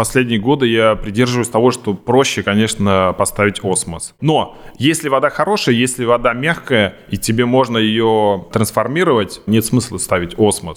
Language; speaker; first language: Russian; native; Russian